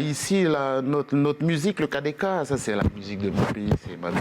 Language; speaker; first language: French; native; French